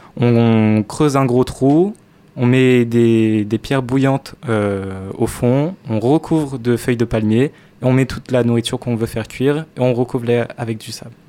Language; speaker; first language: French; native; French